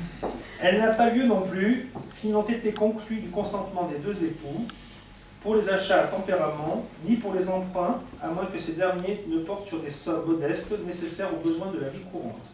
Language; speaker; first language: French; native; French